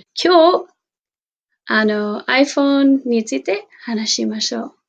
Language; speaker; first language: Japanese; non-native, fluent; English